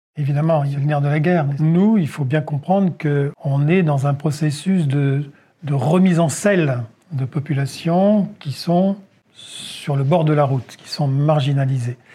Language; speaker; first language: French; native; French